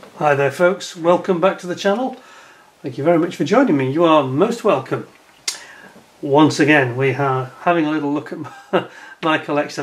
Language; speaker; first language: English; native; English